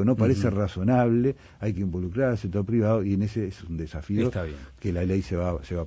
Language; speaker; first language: Spanish; native; Spanish